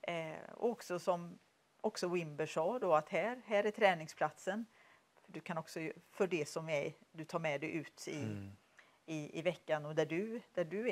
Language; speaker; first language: Swedish; native; Swedish